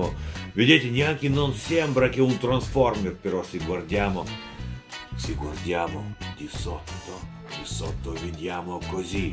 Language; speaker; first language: Italian; non-native, fluent; Russian